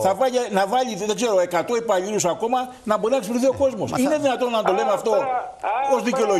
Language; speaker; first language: Greek; native; Greek